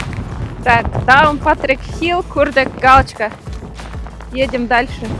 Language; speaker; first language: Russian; non-native, local second language; Kazakh